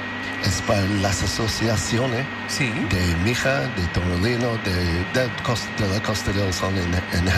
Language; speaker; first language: Spanish; non-native, learner; English